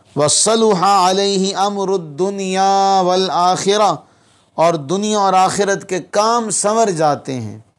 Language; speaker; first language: Urdu; non-native, local second language; Punjabi